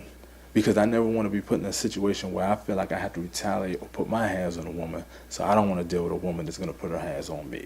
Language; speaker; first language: English; native; English